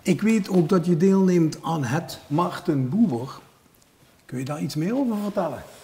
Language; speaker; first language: Dutch; native; Dutch